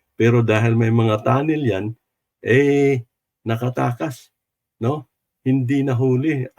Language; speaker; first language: Filipino; non-native, local second language; Cebuano